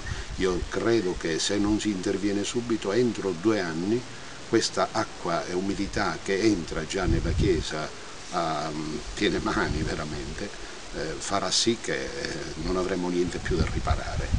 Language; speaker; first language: Italian; native; Italian